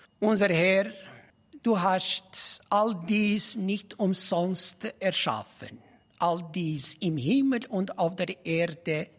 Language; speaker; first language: German; non-native, fluent; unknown